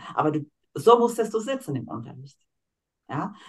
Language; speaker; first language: German; non-native, fluent; Slovak